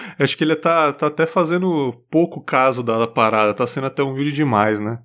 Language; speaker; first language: Portuguese; native; Portuguese